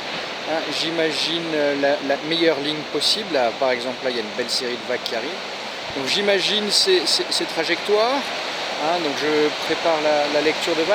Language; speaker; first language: French; native; French